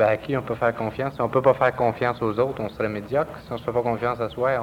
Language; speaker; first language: French; native; French